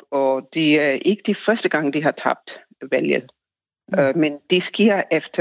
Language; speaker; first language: Danish; non-native, fluent; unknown